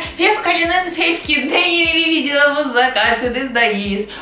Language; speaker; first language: Turkish; non-native, fluent; Ukrainian